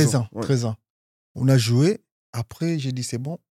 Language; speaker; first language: French; non-native, local second language; Lingala